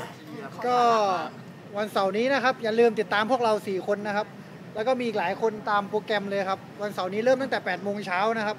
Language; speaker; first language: Thai; native; Thai